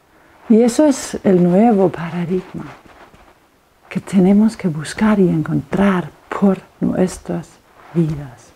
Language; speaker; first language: Spanish; non-native, fluent; Danish